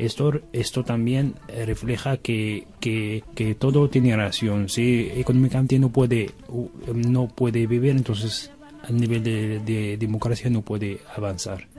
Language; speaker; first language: Spanish; non-native, learner; Arabic